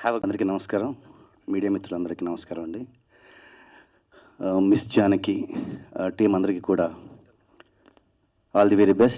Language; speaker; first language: Telugu; native; Telugu